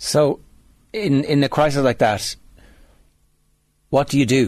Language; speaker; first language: English; native; English